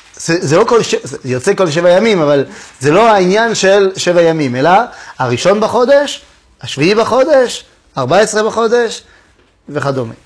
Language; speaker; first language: Hebrew; non-native, fluent; French